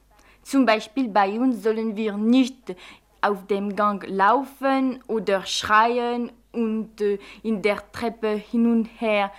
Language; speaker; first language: German; non-native, fluent; French